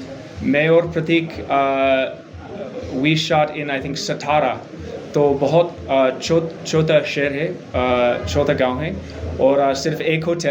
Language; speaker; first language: Hindi; non-native, learner; English